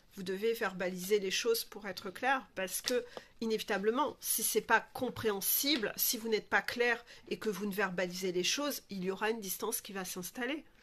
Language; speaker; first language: French; native; French